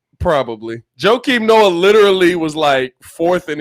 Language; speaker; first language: English; native; English